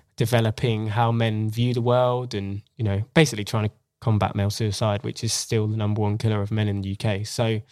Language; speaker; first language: English; native; English